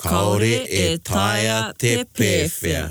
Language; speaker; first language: Māori; non-native, local second language; English